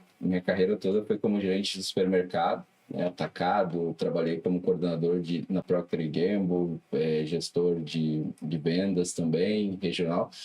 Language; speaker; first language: Portuguese; native; Portuguese